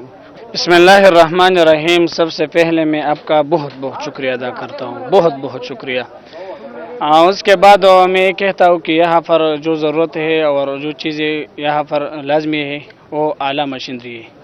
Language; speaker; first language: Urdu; non-native, local second language; Pashto